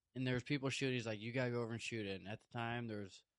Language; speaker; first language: English; native; English